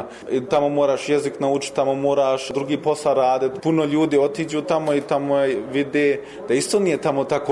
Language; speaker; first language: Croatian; early bilingual, heritage; Croatian